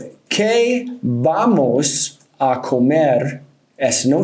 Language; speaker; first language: Spanish; non-native, learner; English